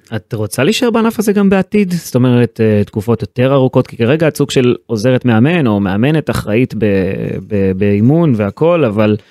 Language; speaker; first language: Hebrew; native; Hebrew